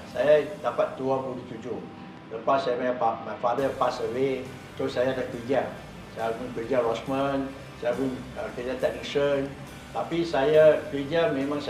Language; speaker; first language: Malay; non-native, local second language; Chinese